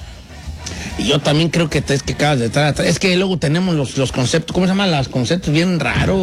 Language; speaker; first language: Spanish; native; Spanish